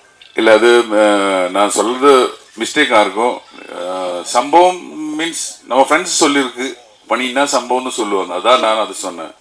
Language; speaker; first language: Tamil; non-native, learner; Malayalam